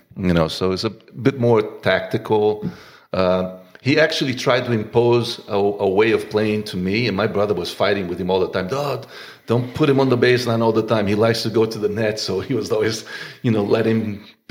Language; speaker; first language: English; non-native, fluent; Portuguese